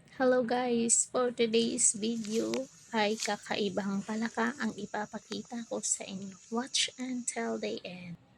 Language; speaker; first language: Filipino; non-native, local second language; Cebuano